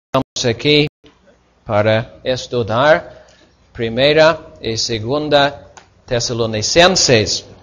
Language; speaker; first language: Portuguese; non-native, fluent; English